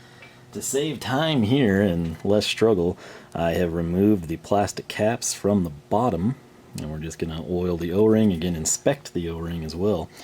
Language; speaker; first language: English; native; English